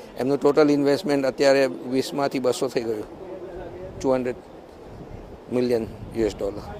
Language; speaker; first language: Gujarati; early bilingual, heritage; Gujarati